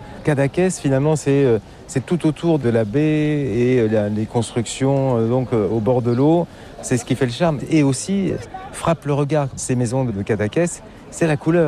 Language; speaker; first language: French; native; French